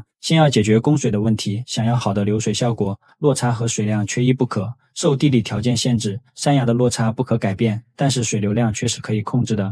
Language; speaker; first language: Chinese; native; Chinese